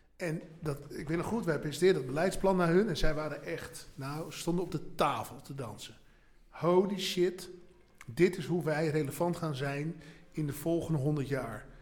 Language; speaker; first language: Dutch; native; Dutch